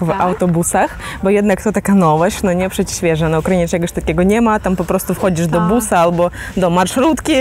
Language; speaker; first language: Polish; non-native, fluent; Ukrainian